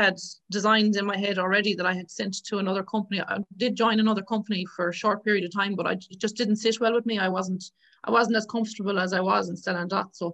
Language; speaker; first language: English; native; English